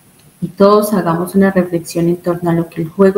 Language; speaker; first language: Spanish; native; Spanish